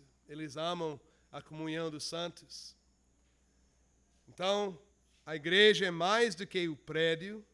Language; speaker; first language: Portuguese; non-native, fluent; English